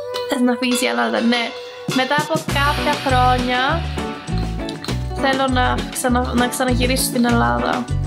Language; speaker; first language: Greek; early bilingual, other home language; Czech